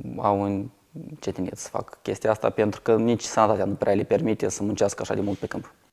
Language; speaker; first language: Romanian; native; Romanian